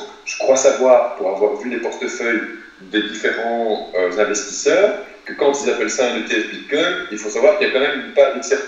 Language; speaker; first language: French; native; French